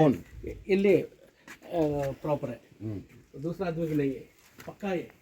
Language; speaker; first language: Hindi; non-native, local second language; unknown